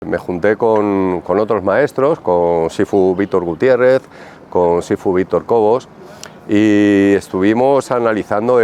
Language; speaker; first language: Spanish; native; Spanish